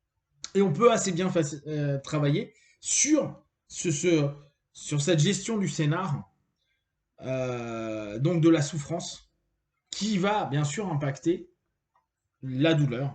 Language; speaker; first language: French; native; French